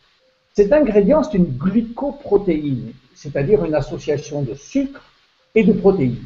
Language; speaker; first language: French; native; French